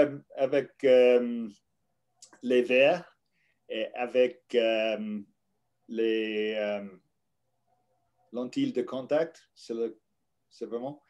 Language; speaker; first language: French; non-native, learner; English